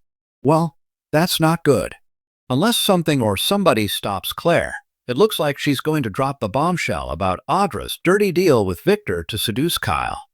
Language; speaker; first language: English; native; English